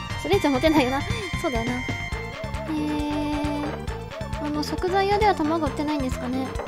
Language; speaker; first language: Japanese; native; Japanese